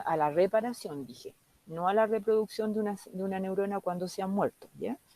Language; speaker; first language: Spanish; native; Spanish